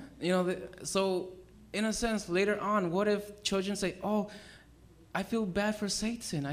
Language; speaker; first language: English; early bilingual, other home language; Vietnamese